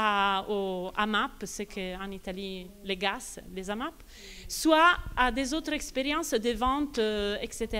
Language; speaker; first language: French; non-native, fluent; Italian